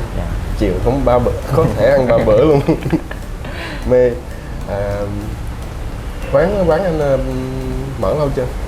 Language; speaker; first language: Vietnamese; early bilingual, heritage; Vietnamese